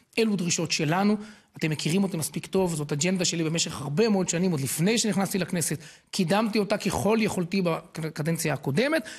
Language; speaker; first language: Hebrew; native; Hebrew